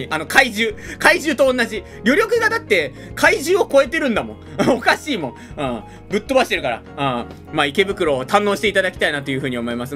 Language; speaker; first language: Japanese; native; Japanese